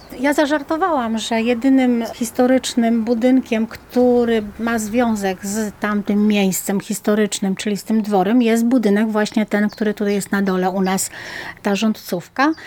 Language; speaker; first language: Polish; native; Polish